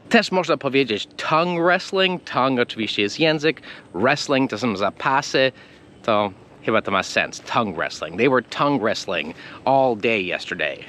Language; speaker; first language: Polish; non-native, fluent; English